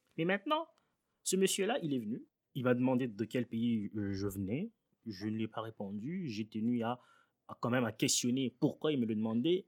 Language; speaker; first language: French; early bilingual, other home language; Swahili